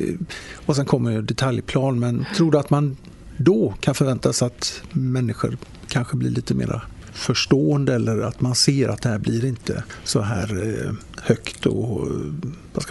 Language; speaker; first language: Swedish; native; Swedish